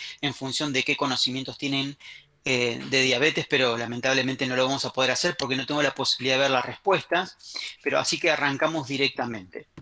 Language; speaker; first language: Spanish; native; Spanish